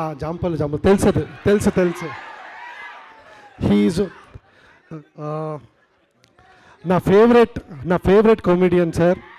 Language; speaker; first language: Telugu; non-native, learner; Kannada